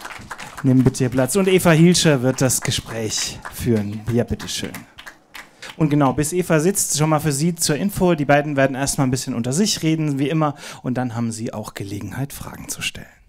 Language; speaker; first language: German; native; German